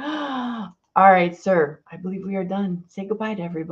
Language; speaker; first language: English; native; English